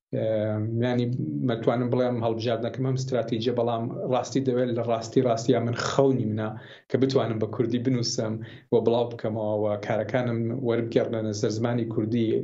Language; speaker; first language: Central Kurdish; non-native, local second language; Gurani